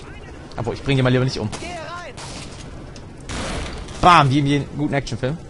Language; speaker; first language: German; native; German